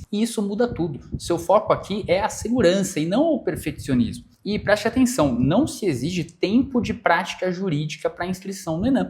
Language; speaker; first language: Portuguese; native; Portuguese